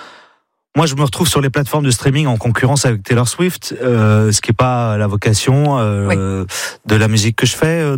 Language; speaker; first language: French; native; French